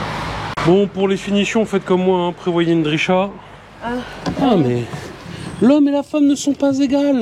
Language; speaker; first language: French; native; French